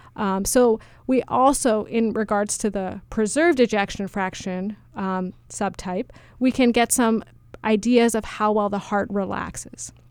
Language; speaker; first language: English; native; English